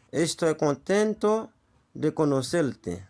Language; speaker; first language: Spanish; non-native, learner; Haitian Creole